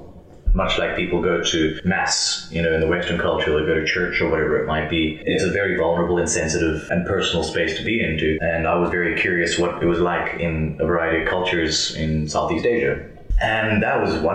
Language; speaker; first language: English; native; English